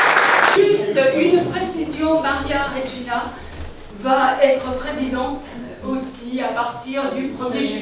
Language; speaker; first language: French; native; French